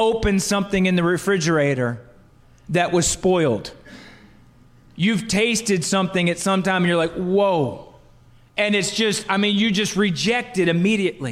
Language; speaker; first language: English; native; English